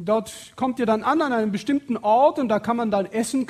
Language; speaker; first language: German; native; German